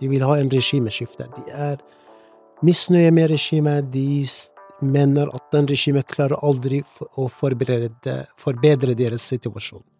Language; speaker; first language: Norwegian; early bilingual, other home language; Persian